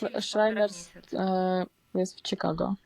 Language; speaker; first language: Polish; non-native, fluent; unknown